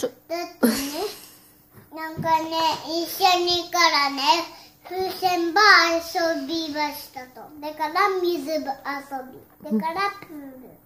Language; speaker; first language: Japanese; early bilingual, other home language; English